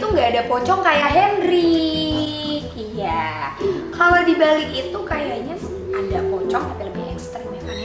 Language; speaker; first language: Indonesian; native; Indonesian